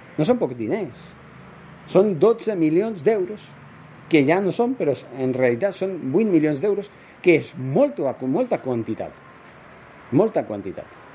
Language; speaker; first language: Catalan; non-native, local second language; Spanish